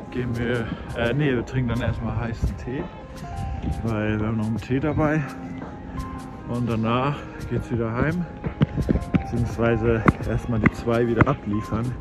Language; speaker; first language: German; native; German